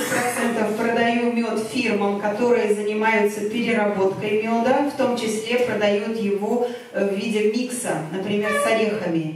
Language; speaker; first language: Russian; native; Russian